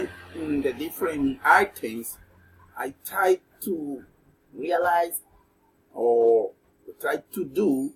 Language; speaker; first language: English; non-native, learner; Spanish